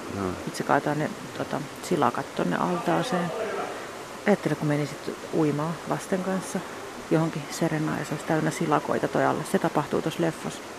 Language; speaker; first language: Finnish; native; Finnish